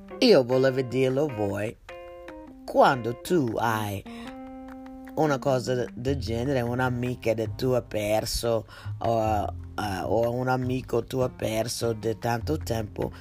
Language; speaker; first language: Italian; non-native, learner; English